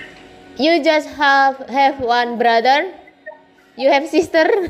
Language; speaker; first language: English; non-native, learner; Indonesian